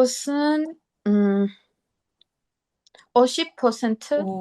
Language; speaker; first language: Korean; non-native, learner; Armenian